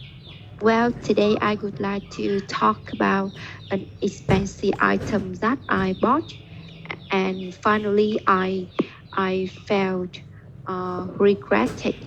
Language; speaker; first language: English; non-native, learner; Vietnamese